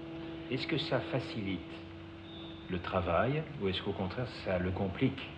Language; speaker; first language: French; native; French